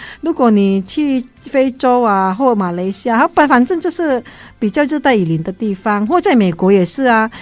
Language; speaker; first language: Chinese; non-native, fluent; Vietnamese